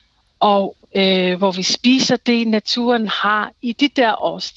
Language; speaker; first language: Danish; non-native, local second language; Kalaallisut